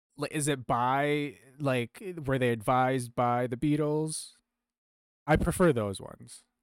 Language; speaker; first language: English; early bilingual, other home language; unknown